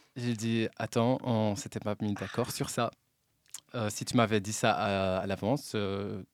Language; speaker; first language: French; non-native, local second language; Arabic